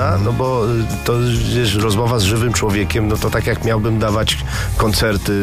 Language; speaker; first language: Polish; native; Polish